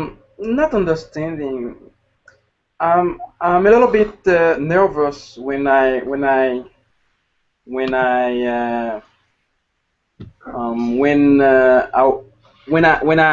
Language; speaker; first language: English; non-native, learner; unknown